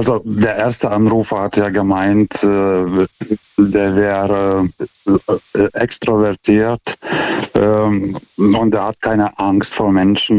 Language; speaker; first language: German; non-native, fluent; Lithuanian